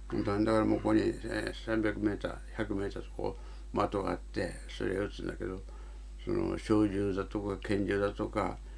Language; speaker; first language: Japanese; native; Japanese